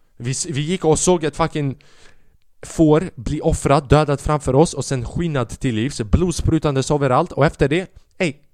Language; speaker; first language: Swedish; early bilingual, other home language; Albanian